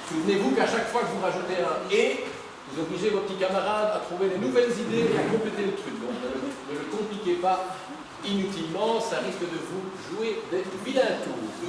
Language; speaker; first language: French; native; French